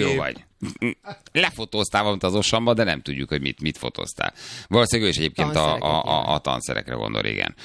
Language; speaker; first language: Hungarian; native; Hungarian